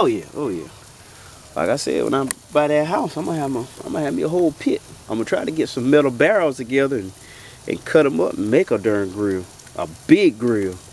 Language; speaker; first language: English; native; English